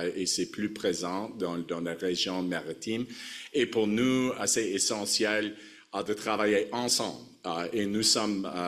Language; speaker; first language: French; non-native, local second language; English